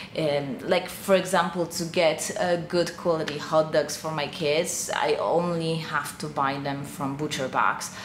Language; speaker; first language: English; non-native, fluent; Polish